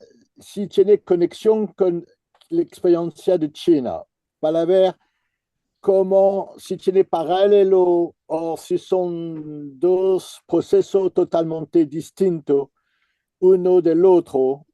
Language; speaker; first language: Spanish; non-native, fluent; French